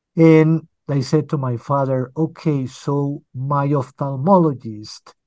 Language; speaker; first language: English; early bilingual, other home language; Spanish